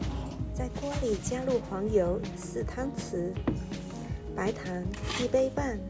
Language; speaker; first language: Chinese; native; Chinese